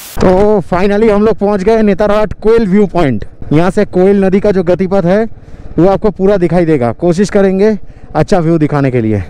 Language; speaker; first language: Hindi; non-native, local second language; Bangla